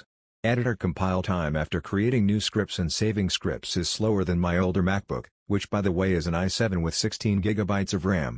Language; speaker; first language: English; native; English